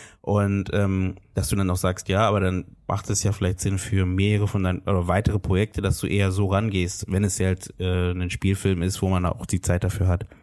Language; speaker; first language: German; native; German